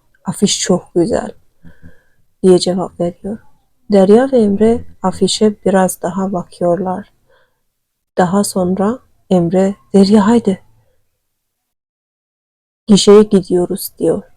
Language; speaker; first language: Turkish; non-native, learner; Turkmen